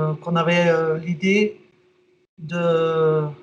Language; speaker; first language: French; non-native, fluent; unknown